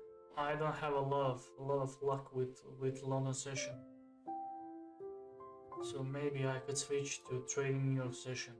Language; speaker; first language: English; non-native, fluent; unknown